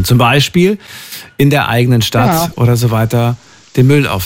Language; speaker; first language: German; native; German